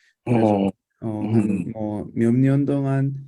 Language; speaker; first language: Korean; non-native, fluent; Spanish